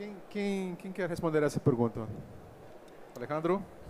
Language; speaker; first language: Portuguese; non-native, fluent; English